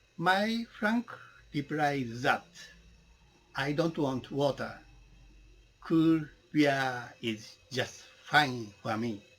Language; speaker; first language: English; non-native, learner; Japanese